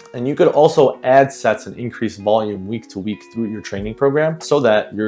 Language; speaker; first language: English; native; English